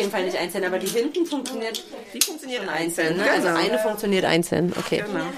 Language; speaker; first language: German; native; German